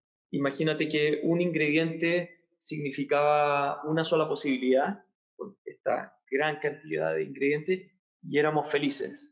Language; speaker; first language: Italian; non-native, learner; Spanish